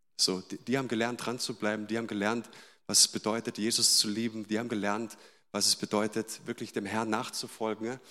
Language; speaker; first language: German; native; German